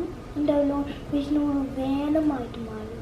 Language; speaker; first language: Malayalam; early bilingual, heritage; Malayalam